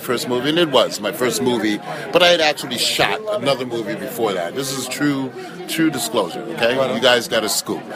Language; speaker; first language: English; native; English